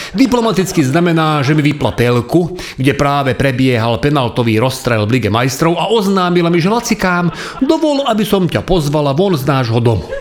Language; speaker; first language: Slovak; non-native, local second language; Hungarian